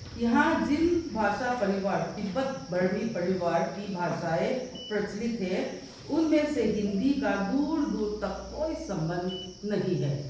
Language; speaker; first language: Hindi; non-native, local second language; Mizo